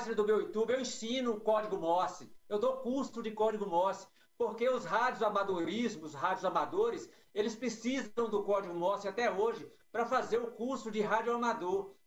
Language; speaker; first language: Portuguese; native; Portuguese